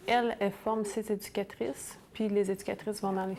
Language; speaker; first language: French; native; French